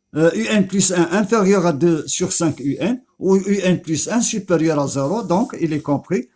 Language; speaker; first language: French; non-native, local second language; Arabic